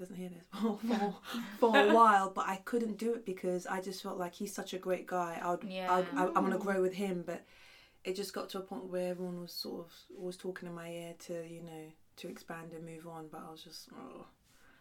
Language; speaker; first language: English; early bilingual, other home language; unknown